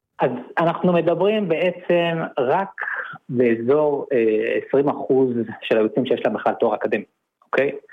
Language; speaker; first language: Hebrew; native; Hebrew